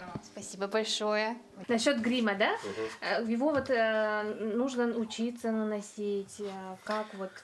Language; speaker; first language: Russian; native; Russian